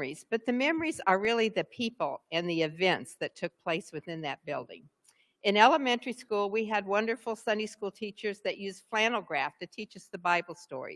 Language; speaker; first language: English; native; English